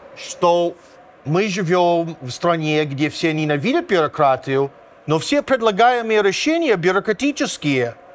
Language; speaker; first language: Russian; non-native, fluent; English